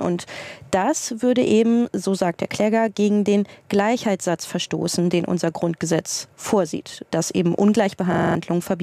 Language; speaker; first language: German; native; German